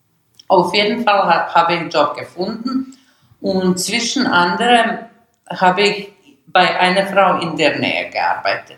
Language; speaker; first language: German; non-native, learner; Bosnian